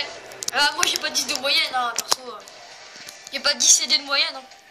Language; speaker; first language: French; native; French